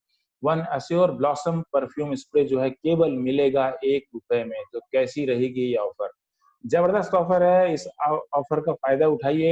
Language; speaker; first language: Hindi; native; Hindi